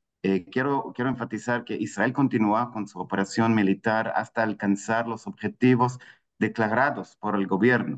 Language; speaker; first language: Spanish; non-native, fluent; Hebrew